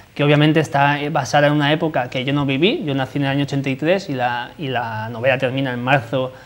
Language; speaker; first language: Spanish; native; Spanish